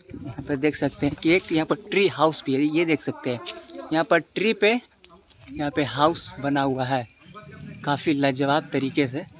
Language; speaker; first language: Hindi; native; Hindi